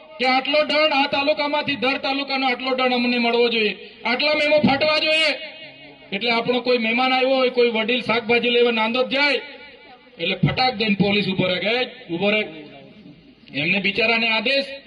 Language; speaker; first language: Gujarati; non-native, local second language; Vasavi